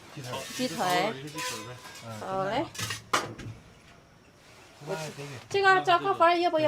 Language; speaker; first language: Chinese; non-native, fluent; Indonesian